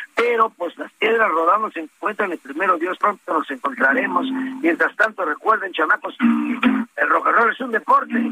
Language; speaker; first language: Spanish; native; Spanish